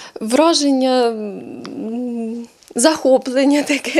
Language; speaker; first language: Ukrainian; non-native, local second language; Russian